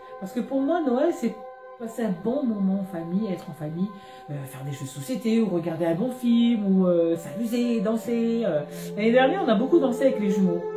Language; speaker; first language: French; native; French